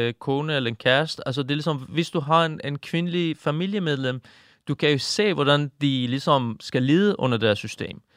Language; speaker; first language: Danish; non-native, fluent; Persian